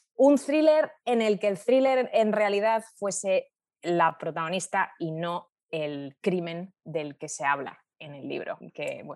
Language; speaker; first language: Spanish; native; Spanish